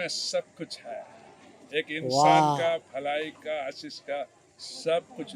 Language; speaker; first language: Hindi; non-native, local second language; Malayalam